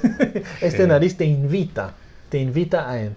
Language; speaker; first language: Spanish; non-native, fluent; English